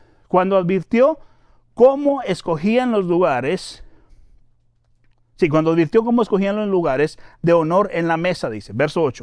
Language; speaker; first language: Spanish; native; Spanish